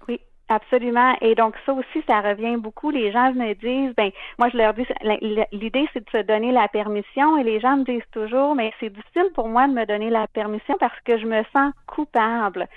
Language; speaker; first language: French; native; French